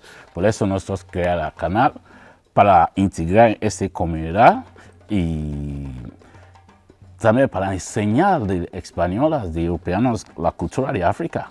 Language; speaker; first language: Spanish; non-native, learner; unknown